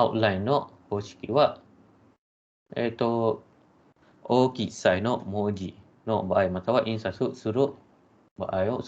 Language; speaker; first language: Japanese; non-native, fluent; Malay